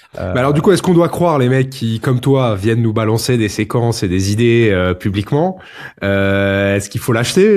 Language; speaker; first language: French; native; French